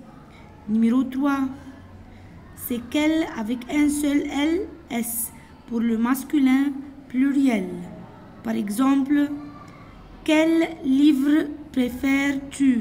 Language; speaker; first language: French; non-native, fluent; Arabic